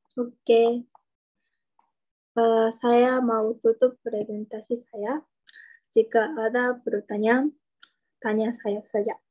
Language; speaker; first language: Indonesian; non-native, learner; Japanese